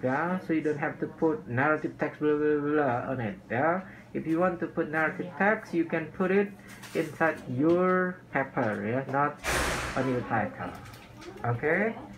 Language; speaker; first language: English; non-native, fluent; Indonesian